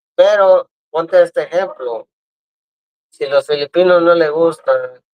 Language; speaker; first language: Spanish; early bilingual, other home language; English